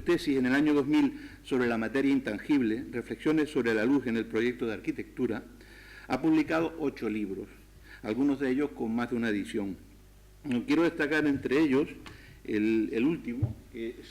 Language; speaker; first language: Spanish; native; Spanish